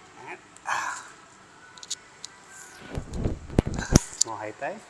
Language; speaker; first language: Vietnamese; non-native, learner; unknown